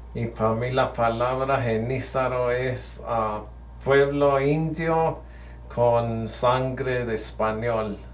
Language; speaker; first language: Spanish; early bilingual, heritage; Spanish